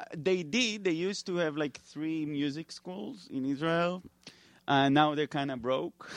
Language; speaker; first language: English; non-native, fluent; Hebrew